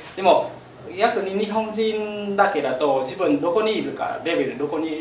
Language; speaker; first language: Japanese; non-native, fluent; Vietnamese